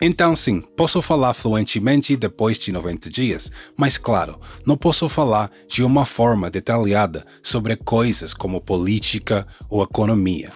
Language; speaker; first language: Portuguese; non-native, learner; English